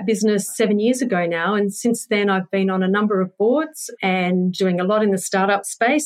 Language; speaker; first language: English; native; English